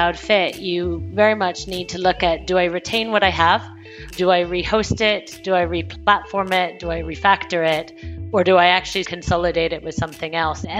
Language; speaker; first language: English; native; English